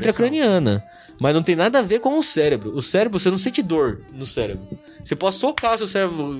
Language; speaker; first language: Portuguese; native; Portuguese